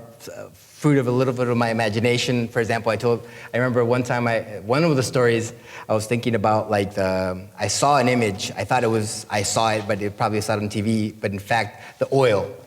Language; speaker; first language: English; non-native, fluent; Spanish